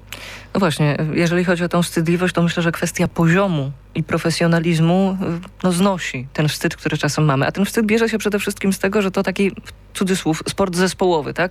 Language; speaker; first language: Polish; native; Polish